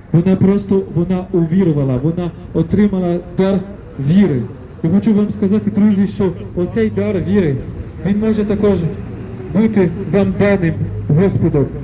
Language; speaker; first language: Ukrainian; non-native, fluent; French